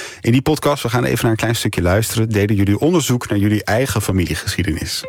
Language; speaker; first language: Dutch; native; Dutch